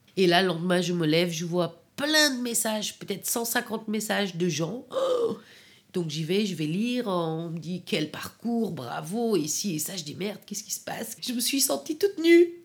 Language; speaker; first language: French; non-native, fluent; Persian